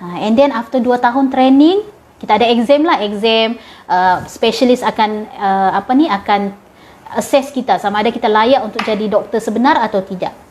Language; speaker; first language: Malay; native; Malay